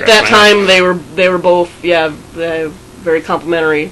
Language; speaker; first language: English; native; English